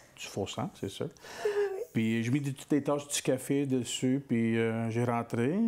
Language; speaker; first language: French; native; French